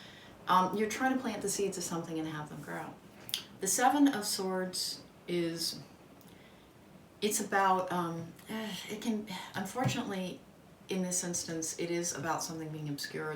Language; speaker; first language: English; native; English